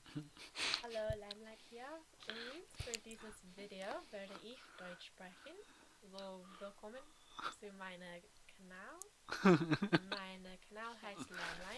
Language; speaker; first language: German; non-native, learner; English